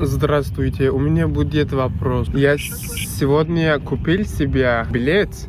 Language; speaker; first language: Russian; non-native, learner; Turkish